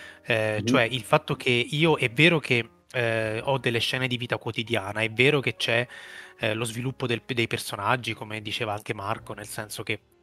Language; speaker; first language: Italian; native; Italian